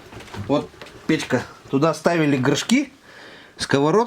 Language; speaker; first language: Russian; native; Russian